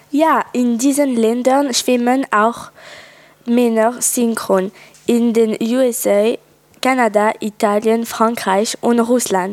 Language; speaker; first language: German; non-native, fluent; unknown